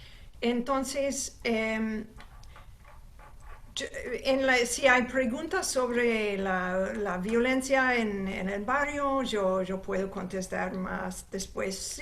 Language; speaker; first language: Spanish; non-native, fluent; English